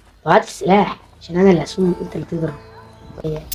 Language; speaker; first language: Arabic; native; Arabic